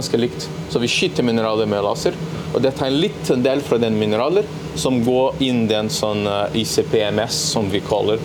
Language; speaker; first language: Norwegian; non-native, learner; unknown